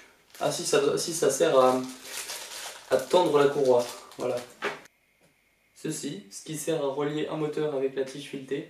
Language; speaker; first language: French; native; French